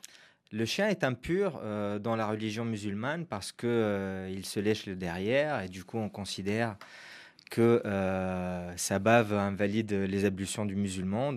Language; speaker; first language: French; non-native, local second language; Arabic